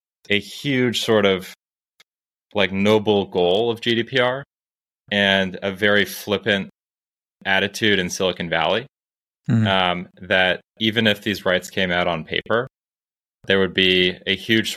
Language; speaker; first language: English; native; English